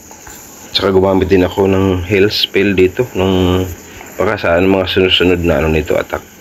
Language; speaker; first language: Filipino; native; Filipino